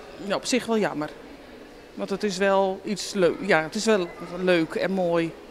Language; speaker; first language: Dutch; native; Dutch